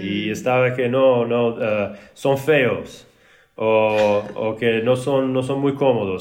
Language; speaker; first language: Spanish; early bilingual, heritage; Spanish